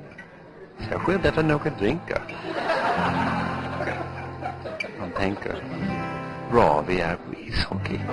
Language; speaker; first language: Swedish; non-native, learner; English